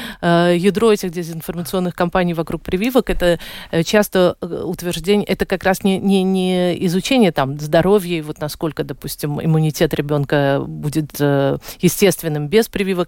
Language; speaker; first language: Russian; native; Russian